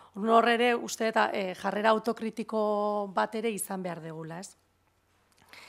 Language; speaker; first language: Basque; native; Basque